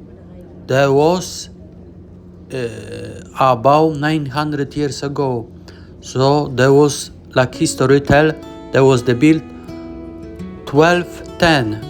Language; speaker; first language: English; non-native, learner; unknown